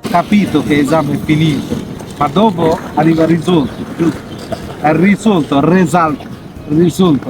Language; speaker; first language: Italian; non-native, learner; Bangla